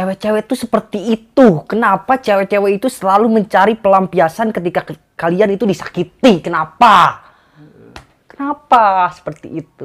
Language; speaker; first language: Indonesian; non-native, local second language; Sundanese